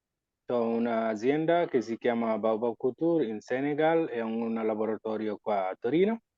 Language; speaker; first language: Italian; non-native, fluent; Wolof